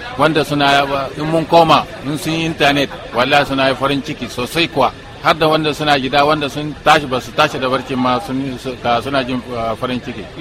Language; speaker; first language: Hausa; non-native, local second language; Kanuri